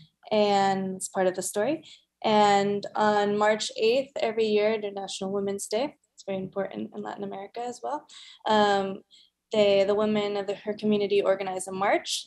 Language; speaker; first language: English; early bilingual, other home language; Spanish